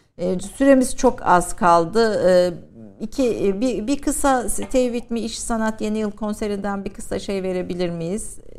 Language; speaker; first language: Turkish; native; Turkish